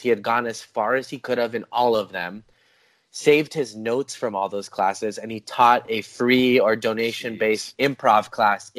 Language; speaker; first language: English; native; English